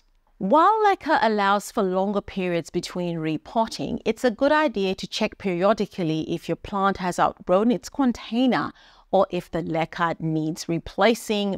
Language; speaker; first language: English; native; English